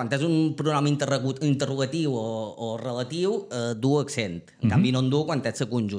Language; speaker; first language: Catalan; native; Catalan